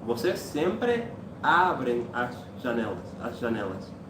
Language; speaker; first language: Portuguese; non-native, learner; English